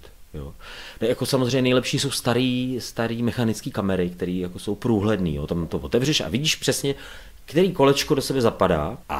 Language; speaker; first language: Czech; native; Czech